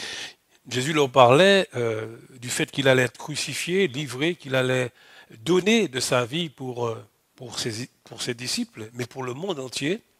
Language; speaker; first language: French; native; French